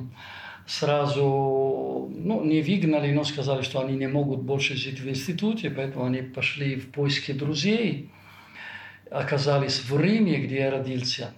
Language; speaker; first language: Russian; non-native, fluent; Italian